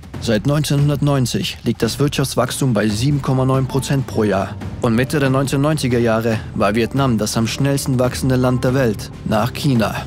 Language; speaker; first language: German; native; German